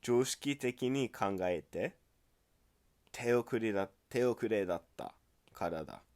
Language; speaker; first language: Japanese; non-native, fluent; English